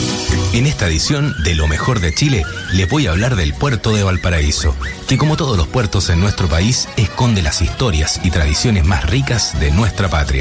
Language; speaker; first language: Spanish; native; Spanish